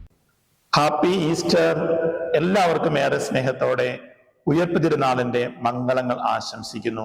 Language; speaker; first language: Malayalam; native; Malayalam